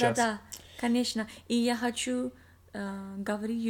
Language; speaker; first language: Russian; non-native, learner; English